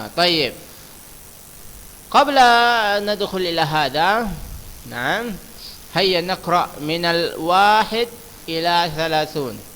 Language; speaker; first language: Arabic; non-native, fluent; Indonesian